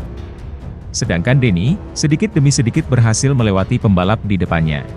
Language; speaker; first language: Indonesian; native; Indonesian